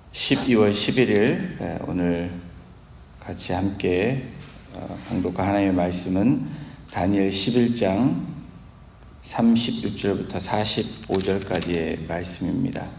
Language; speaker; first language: Korean; native; Korean